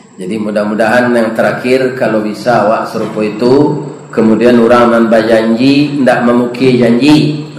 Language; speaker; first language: Malay; non-native, local second language; Minangkabau